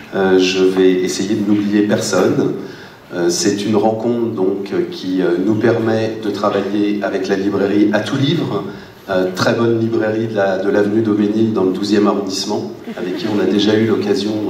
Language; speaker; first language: French; native; French